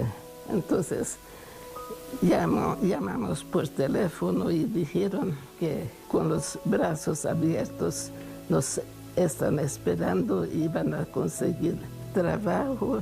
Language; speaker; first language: Spanish; non-native, fluent; Hungarian